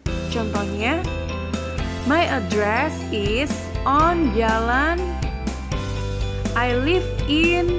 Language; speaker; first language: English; non-native, learner; Indonesian